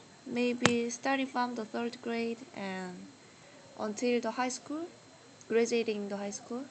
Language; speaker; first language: English; non-native, learner; Korean